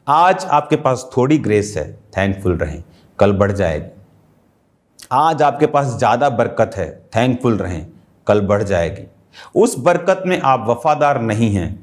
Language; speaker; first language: Hindi; non-native, local second language; Punjabi